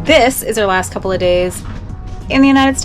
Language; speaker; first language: English; native; English